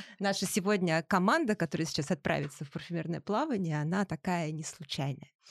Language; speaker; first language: Russian; native; Russian